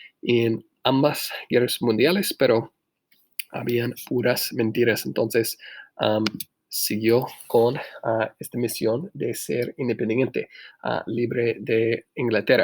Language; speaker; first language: Spanish; non-native, fluent; English